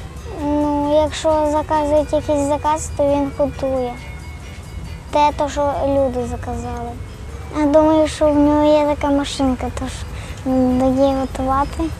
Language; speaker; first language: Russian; non-native, local second language; Ukrainian